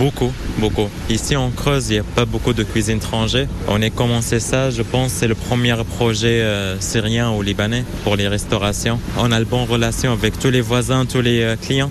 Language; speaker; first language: French; non-native, learner; Arabic